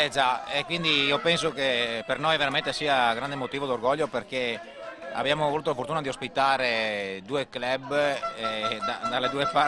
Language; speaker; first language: Italian; native; Italian